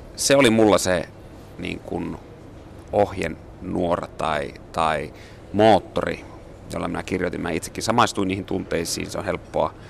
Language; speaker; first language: Finnish; native; Finnish